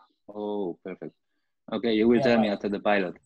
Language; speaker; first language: English; non-native, fluent; Spanish